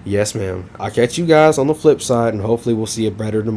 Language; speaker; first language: English; native; English